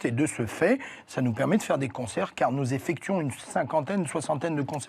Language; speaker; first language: French; native; French